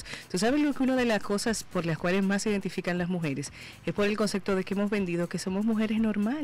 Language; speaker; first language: Spanish; native; Spanish